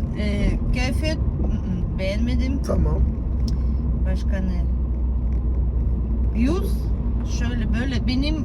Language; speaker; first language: Turkish; non-native, learner; Russian